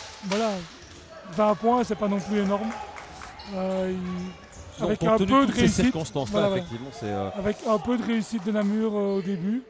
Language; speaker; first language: French; native; French